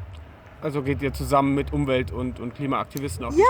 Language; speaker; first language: German; native; German